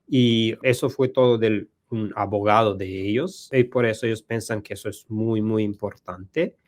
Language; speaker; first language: Spanish; non-native, learner; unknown